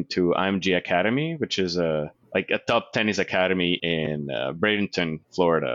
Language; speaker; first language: English; non-native, fluent; Spanish